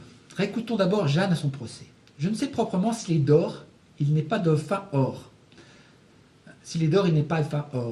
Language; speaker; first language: French; native; French